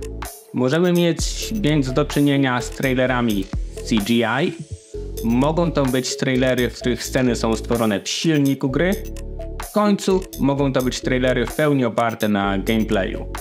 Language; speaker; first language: Polish; native; Polish